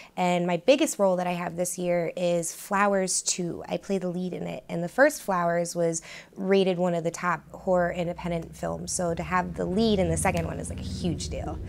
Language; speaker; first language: English; native; English